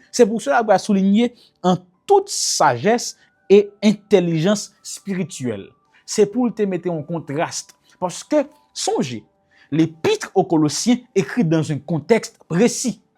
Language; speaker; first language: French; non-native, local second language; Haitian Creole